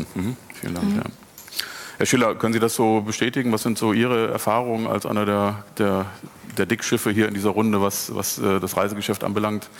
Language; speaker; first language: German; native; German